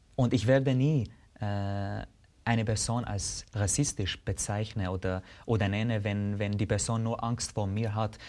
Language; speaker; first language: German; non-native, fluent; Arabic